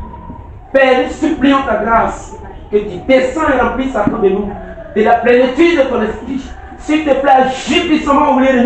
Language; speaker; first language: French; non-native, local second language; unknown